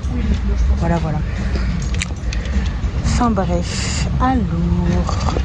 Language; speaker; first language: French; native; French